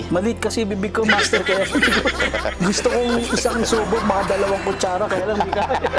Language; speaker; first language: Filipino; native; Filipino